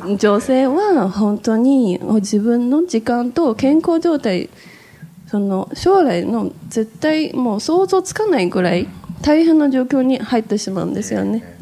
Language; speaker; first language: Japanese; non-native, fluent; Chinese